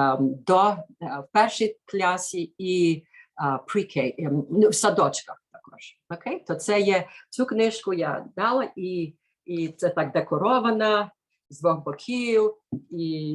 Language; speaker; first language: Ukrainian; early bilingual, heritage; Ukrainian